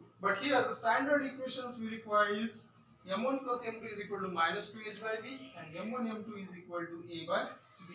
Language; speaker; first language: English; non-native, local second language; Marathi